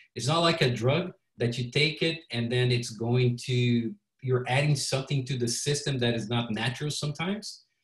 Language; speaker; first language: English; non-native, fluent; Portuguese